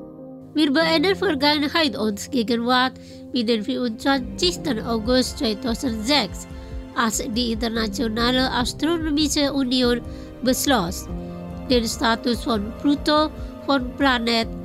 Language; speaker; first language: German; non-native, fluent; Indonesian